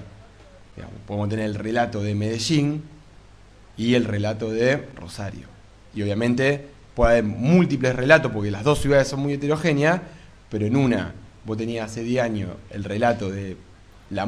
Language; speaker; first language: Spanish; native; Spanish